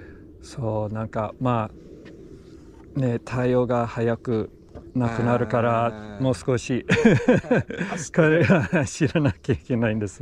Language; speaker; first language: Japanese; non-native, learner; English